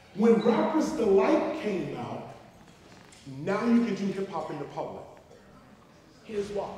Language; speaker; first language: English; native; English